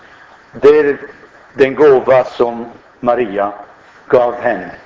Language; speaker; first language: Swedish; non-native, fluent; Arabic